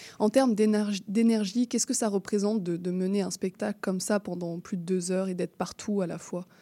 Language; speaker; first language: French; native; French